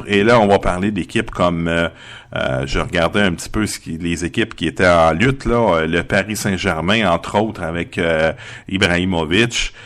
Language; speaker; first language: French; native; French